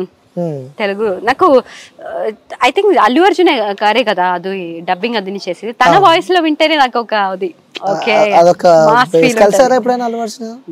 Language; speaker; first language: Telugu; non-native, fluent; Malayalam